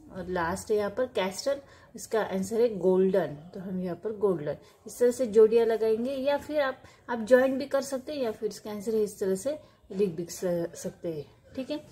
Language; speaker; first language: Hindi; non-native, local second language; Marathi